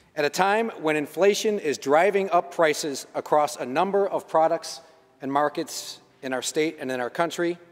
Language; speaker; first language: English; native; English